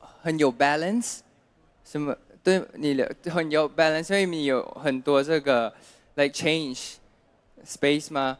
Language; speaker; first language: Chinese; non-native, fluent; Thai